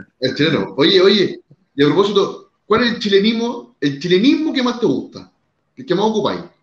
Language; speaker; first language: Spanish; native; Spanish